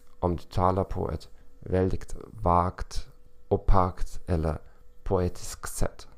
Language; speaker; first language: Swedish; non-native, learner; German